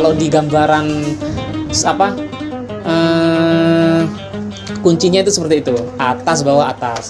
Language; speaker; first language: Indonesian; non-native, local second language; Madurese